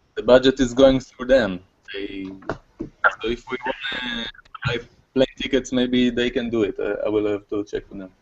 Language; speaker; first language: English; non-native, fluent; Hebrew